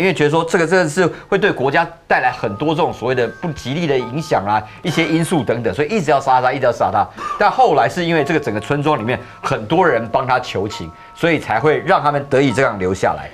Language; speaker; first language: Chinese; native; Chinese